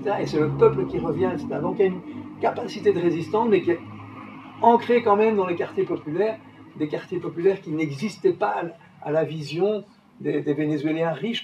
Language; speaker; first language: French; native; French